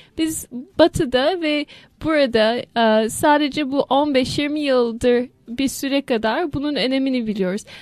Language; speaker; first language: Turkish; early bilingual, heritage; Turkish